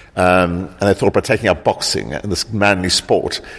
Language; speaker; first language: English; native; English